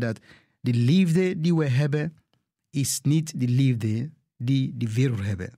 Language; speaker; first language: Dutch; non-native, fluent; English